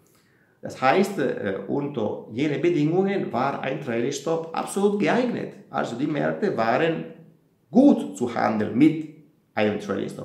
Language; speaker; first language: German; non-native, fluent; Italian